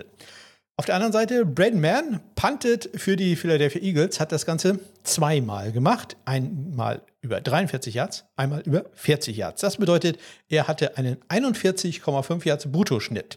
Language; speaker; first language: German; native; German